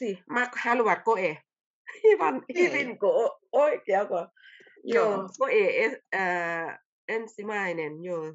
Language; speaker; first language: Finnish; non-native, learner; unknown